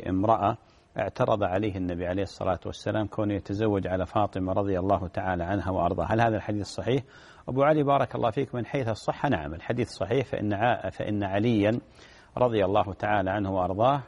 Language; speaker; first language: Arabic; native; Arabic